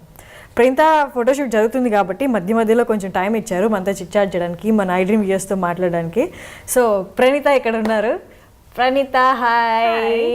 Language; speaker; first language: Telugu; native; Telugu